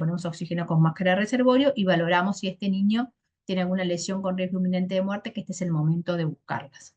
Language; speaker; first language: Spanish; native; Spanish